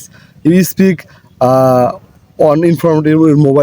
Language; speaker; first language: English; non-native, learner; Bangla